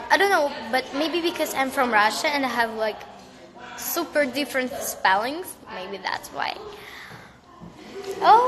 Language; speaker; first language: English; non-native, learner; Russian